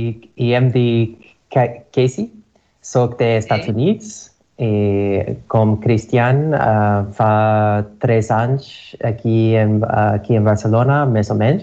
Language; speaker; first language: Catalan; non-native, learner; English